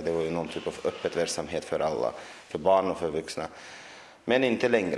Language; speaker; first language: Swedish; non-native, fluent; Russian